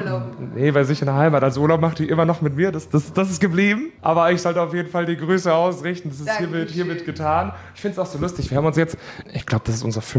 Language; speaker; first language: German; native; German